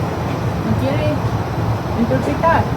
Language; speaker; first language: Spanish; non-native, learner; English